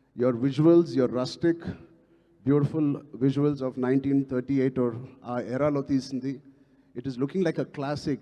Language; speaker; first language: Telugu; native; Telugu